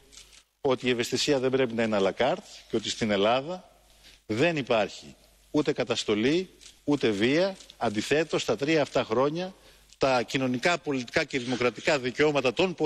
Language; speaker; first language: Greek; native; Greek